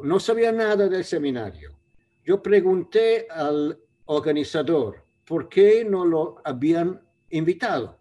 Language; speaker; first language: Spanish; non-native, fluent; English